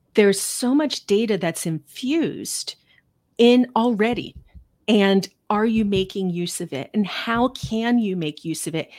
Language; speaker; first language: English; native; English